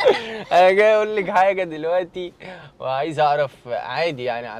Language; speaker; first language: Arabic; native; Arabic